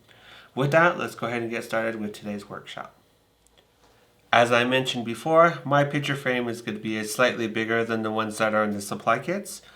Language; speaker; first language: English; native; English